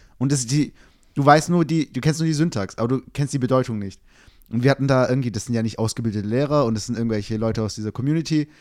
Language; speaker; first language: German; early bilingual, other home language; Turkish